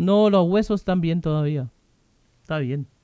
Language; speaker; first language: Spanish; non-native, fluent; German